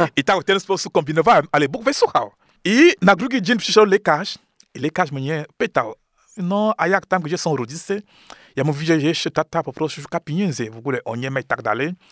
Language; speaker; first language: Polish; non-native, fluent; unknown